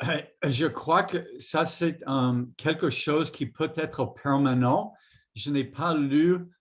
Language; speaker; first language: French; non-native, fluent; English